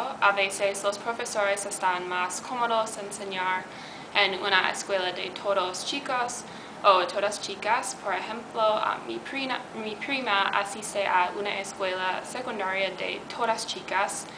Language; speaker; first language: Spanish; non-native, learner; English